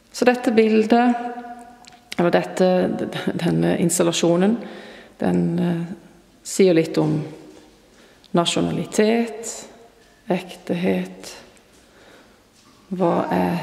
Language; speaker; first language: Norwegian; non-native, fluent; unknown